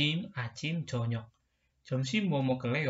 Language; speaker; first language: Korean; non-native, learner; Indonesian